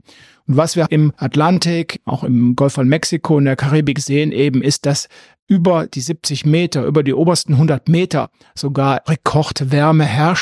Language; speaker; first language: German; native; German